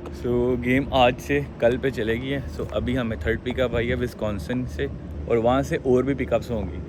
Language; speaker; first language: Urdu; non-native, local second language; Punjabi